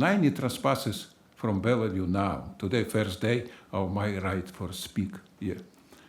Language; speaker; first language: English; non-native, learner; German